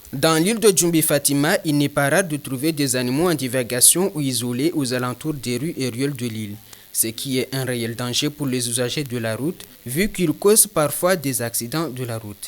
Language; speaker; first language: French; non-native, local second language; Comorian